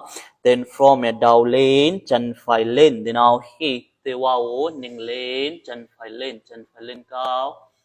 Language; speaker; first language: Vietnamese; non-native, learner; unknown